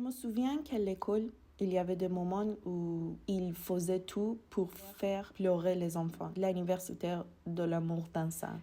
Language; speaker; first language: French; non-native, fluent; Persian